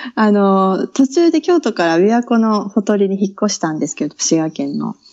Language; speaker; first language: Japanese; native; Japanese